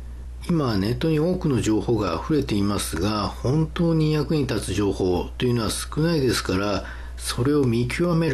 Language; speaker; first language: Japanese; native; Japanese